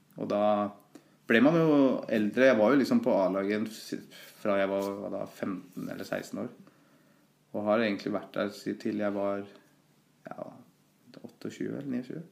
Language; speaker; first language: Norwegian; early bilingual, other home language; Persian